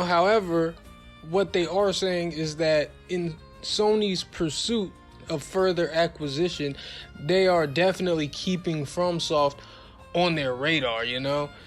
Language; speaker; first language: English; native; English